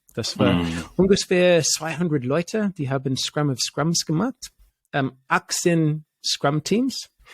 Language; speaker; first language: German; non-native, fluent; English